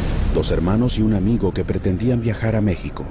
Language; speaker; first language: Spanish; native; Spanish